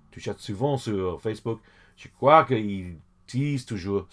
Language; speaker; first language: French; non-native, fluent; English